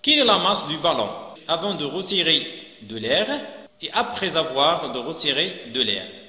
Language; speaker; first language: French; non-native, local second language; Arabic